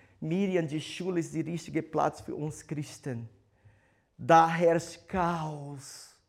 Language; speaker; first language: German; non-native, fluent; Portuguese